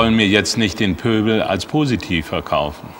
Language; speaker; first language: German; native; German